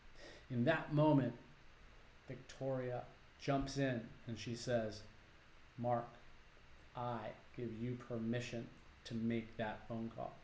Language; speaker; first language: English; native; English